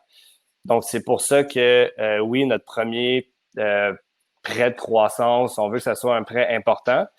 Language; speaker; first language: French; native; French